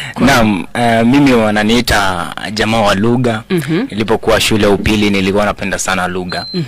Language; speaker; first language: Swahili; native; Swahili